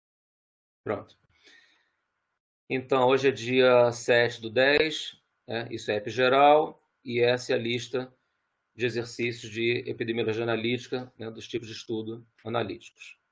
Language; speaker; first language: Portuguese; native; Portuguese